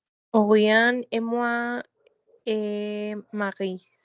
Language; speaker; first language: French; non-native, learner; Spanish